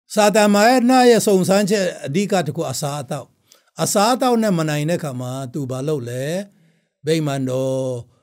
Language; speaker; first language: Burmese; non-native, local second language; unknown